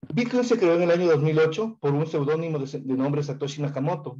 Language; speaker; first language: Spanish; native; Spanish